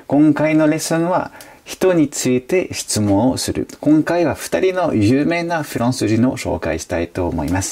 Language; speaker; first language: Japanese; non-native, fluent; French